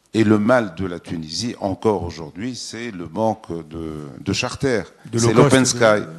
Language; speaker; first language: French; non-native, local second language; Arabic